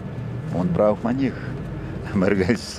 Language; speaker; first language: German; non-native, learner; Ukrainian